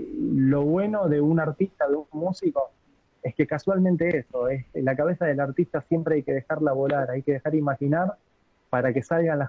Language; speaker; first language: Spanish; native; Spanish